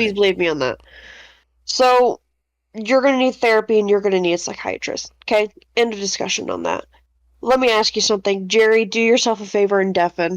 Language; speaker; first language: English; native; English